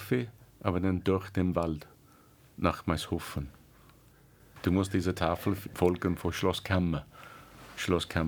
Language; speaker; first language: German; non-native, learner; English